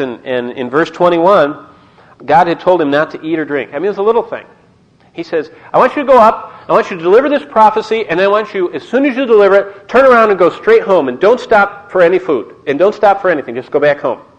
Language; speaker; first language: English; native; English